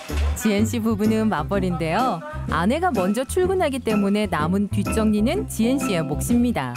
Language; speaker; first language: Korean; native; Korean